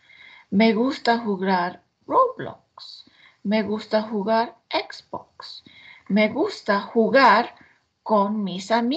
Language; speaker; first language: Spanish; non-native, learner; English